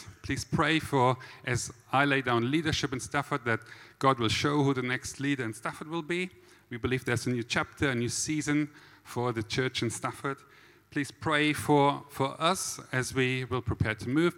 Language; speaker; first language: English; non-native, fluent; German